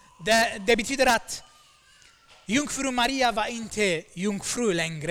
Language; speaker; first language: Swedish; non-native, fluent; Armenian